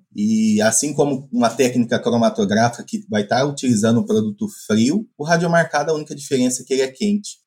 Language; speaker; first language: Portuguese; native; Portuguese